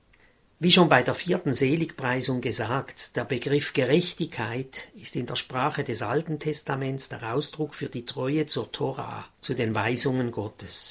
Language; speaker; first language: German; native; German